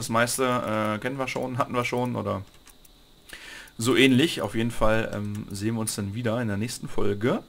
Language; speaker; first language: German; native; German